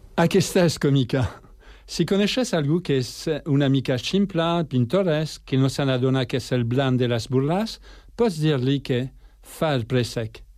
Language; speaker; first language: Catalan; non-native, learner; French